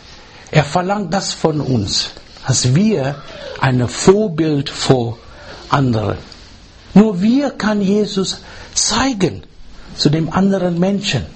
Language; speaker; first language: German; non-native, learner; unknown